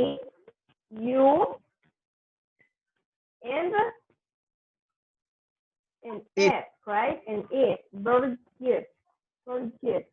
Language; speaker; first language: English; non-native, fluent; Spanish